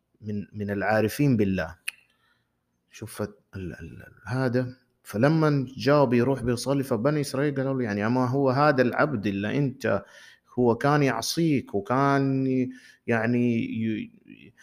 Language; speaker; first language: Arabic; native; Arabic